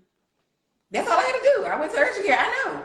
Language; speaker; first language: English; native; English